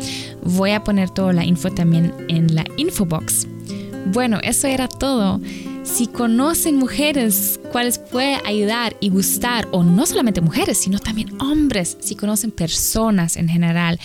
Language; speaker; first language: Spanish; non-native, fluent; German